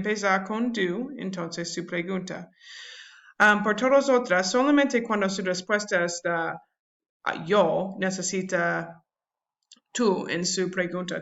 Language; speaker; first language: Spanish; non-native, learner; English